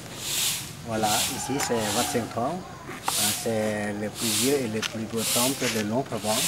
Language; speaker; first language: French; non-native, fluent; Lao